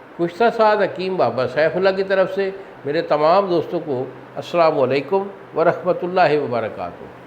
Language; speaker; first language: Urdu; non-native, local second language; Punjabi